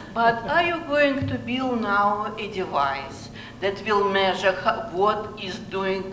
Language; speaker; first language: English; non-native, learner; Russian